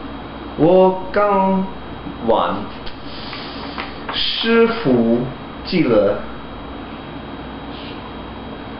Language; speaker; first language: Chinese; non-native, learner; English